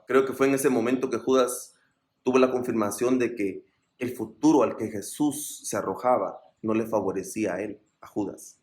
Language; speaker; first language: Spanish; native; Spanish